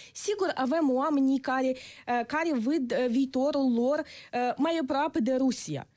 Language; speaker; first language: Romanian; non-native, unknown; Ukrainian